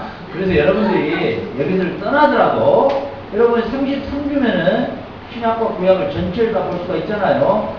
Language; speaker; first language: Korean; native; Korean